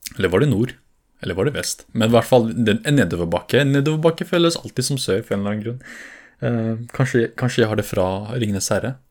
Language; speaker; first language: Norwegian; early bilingual, other home language; Kurdish